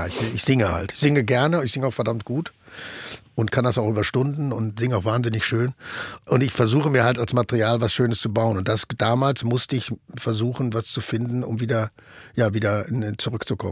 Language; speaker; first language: German; native; German